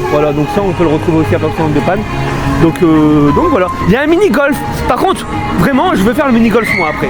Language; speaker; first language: French; native; French